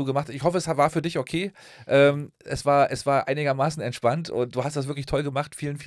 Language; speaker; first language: German; native; German